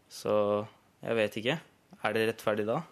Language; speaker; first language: Norwegian; early bilingual, other home language; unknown